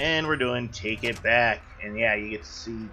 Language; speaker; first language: English; native; English